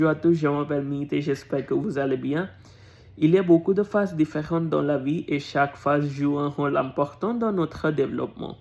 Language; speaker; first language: French; non-native, learner; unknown